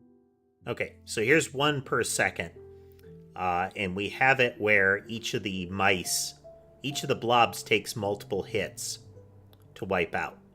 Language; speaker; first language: English; native; English